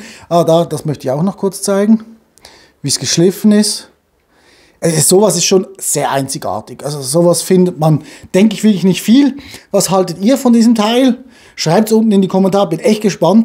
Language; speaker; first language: German; native; German